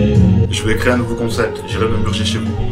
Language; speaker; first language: French; native; French